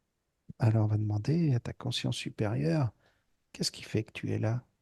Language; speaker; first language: French; native; French